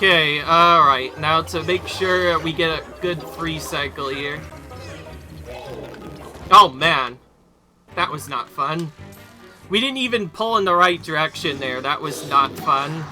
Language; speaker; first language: English; native; English